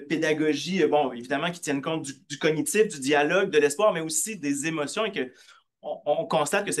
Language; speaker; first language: French; native; French